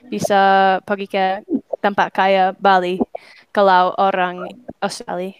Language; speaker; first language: Indonesian; non-native, fluent; English